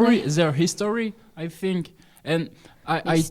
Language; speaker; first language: English; non-native, learner; French